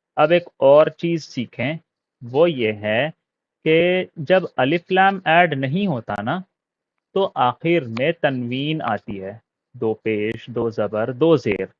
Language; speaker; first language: Urdu; native; Urdu